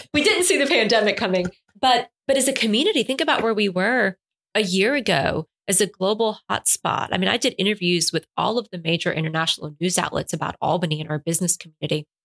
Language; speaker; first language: English; non-native, fluent; Spanish